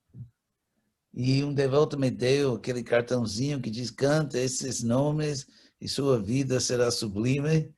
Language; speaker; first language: Portuguese; non-native, fluent; English